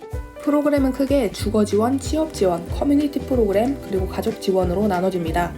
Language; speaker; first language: Korean; native; Korean